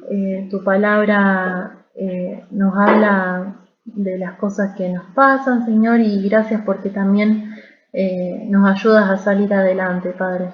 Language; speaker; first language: Spanish; native; Spanish